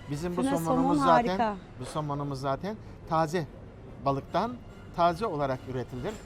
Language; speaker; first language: Turkish; native; Turkish